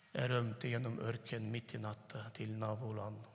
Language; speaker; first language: Norwegian; non-native, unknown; Turkmen